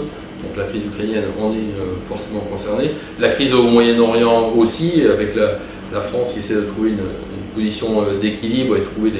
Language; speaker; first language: French; native; French